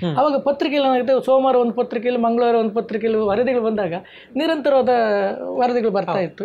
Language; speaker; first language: Kannada; native; Kannada